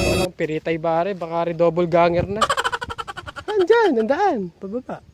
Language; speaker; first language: Filipino; native; Filipino